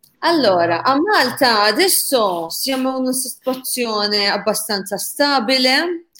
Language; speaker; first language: Italian; non-native, fluent; Maltese